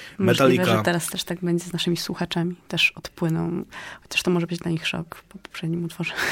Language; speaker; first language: Polish; native; Polish